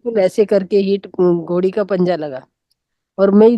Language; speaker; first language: Hindi; native; Hindi